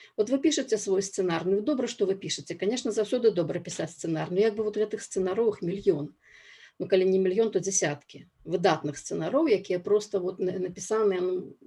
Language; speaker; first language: Belarusian; non-native, local second language; Russian